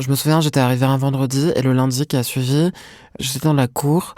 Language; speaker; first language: French; non-native, local second language; Arabic